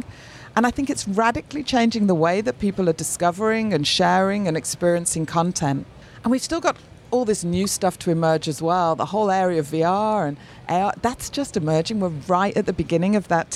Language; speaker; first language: English; native; English